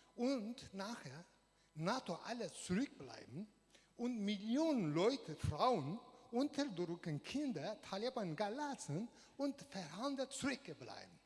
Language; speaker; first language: German; non-native, learner; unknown